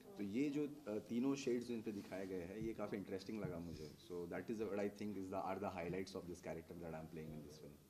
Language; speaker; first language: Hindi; native; Hindi